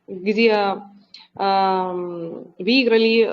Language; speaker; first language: Russian; non-native, learner; Spanish